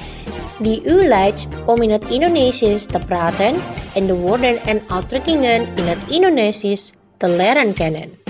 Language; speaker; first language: Dutch; non-native, learner; Indonesian